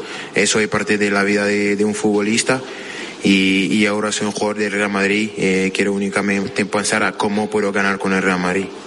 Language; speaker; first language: Spanish; non-native, fluent; French